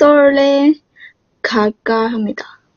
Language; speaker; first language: Korean; non-native, learner; Chinese